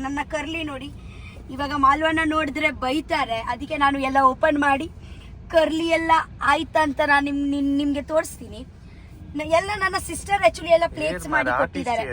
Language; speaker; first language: Kannada; non-native, local second language; Tulu